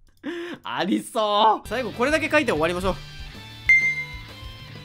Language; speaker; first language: Japanese; native; Japanese